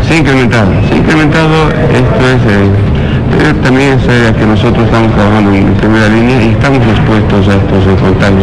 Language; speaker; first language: Spanish; native; Spanish